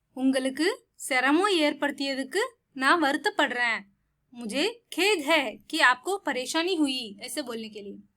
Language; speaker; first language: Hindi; non-native, local second language; Tamil